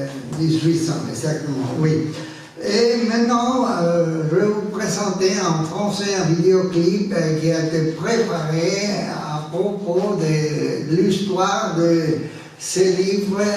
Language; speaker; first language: French; non-native, fluent; Spanish